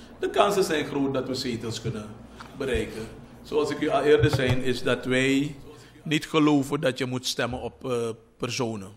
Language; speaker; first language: Dutch; native; Dutch